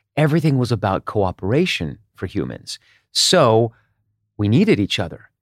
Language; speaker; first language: English; early bilingual, other home language; Hebrew